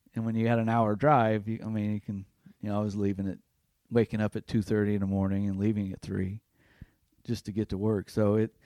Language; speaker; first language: English; native; English